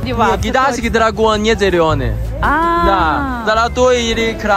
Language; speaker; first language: Russian; non-native, learner; Chinese